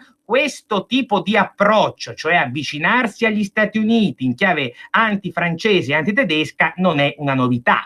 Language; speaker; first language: Italian; native; Italian